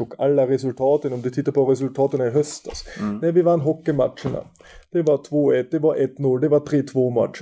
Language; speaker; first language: Swedish; non-native, fluent; German